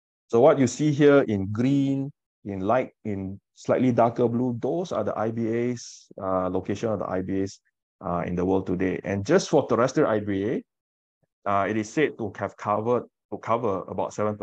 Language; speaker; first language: English; non-native, local second language; Min Nan Chinese